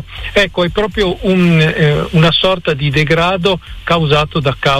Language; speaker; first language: Italian; native; Italian